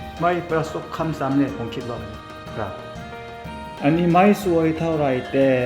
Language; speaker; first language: Thai; non-native, learner; Korean